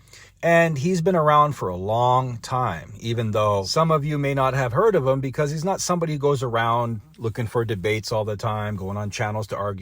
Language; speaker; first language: English; native; English